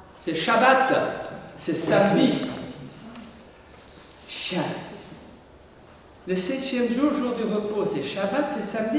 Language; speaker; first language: French; native; French